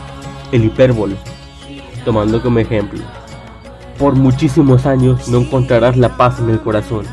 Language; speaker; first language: Spanish; native; Spanish